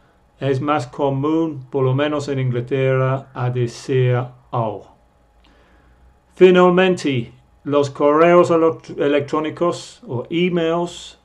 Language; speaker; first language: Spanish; non-native, fluent; English